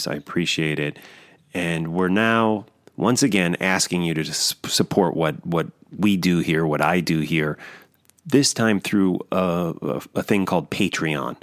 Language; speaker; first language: English; native; English